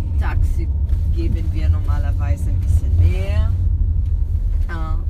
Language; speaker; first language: German; non-native, fluent; Portuguese